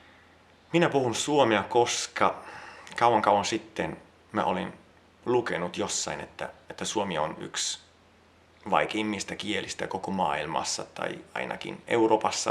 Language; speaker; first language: Finnish; non-native, fluent; Italian